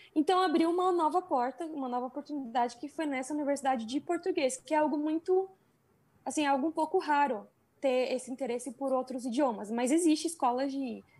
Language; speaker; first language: Portuguese; native; Portuguese